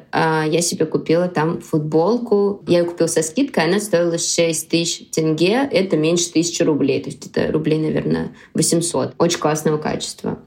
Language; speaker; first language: Russian; native; Russian